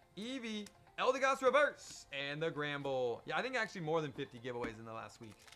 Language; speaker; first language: English; native; English